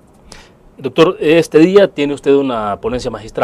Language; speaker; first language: Spanish; native; Spanish